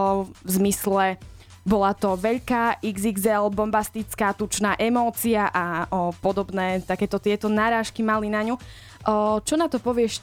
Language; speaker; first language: Slovak; native; Slovak